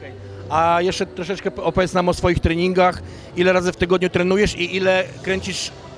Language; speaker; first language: Polish; native; Polish